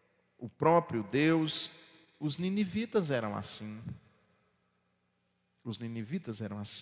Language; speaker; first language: Portuguese; native; Portuguese